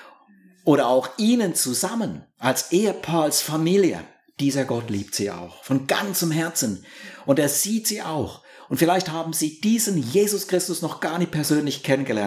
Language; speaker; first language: German; native; German